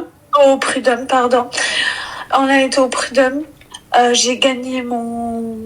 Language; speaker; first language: French; early bilingual, other home language; Arabic